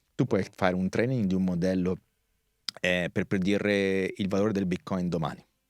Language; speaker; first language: Italian; native; Italian